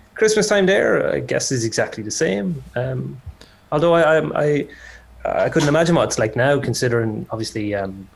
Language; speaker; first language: English; native; English